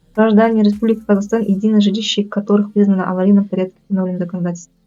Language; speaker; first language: Russian; non-native, local second language; Kazakh